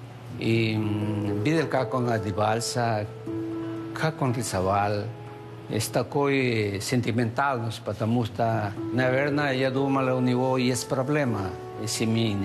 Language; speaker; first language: Russian; non-native, learner; Spanish